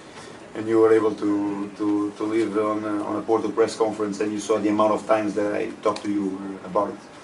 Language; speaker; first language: English; non-native, fluent; Portuguese